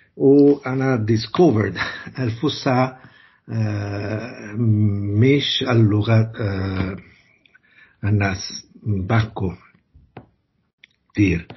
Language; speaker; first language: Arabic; non-native, learner; Italian